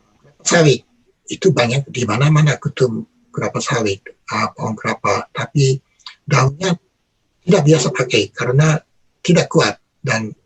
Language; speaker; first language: Indonesian; non-native, learner; Japanese